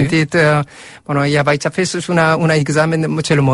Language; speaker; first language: Catalan; non-native, learner; Korean